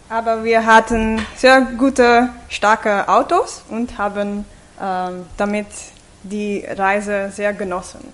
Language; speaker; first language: German; non-native, fluent; English